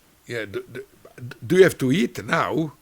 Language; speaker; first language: English; non-native, learner; Italian